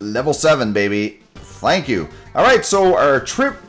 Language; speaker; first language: English; native; English